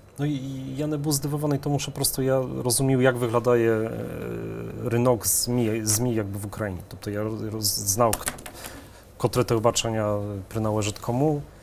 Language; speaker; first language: Ukrainian; early bilingual, heritage; Ukrainian